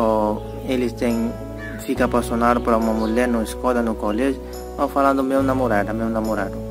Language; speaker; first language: Portuguese; non-native, learner; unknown